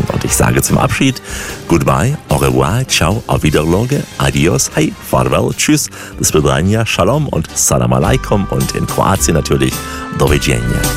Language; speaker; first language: German; native; German